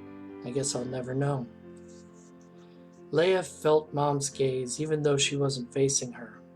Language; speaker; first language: English; native; English